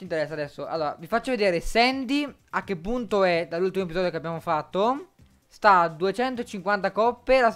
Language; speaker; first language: Italian; native; Italian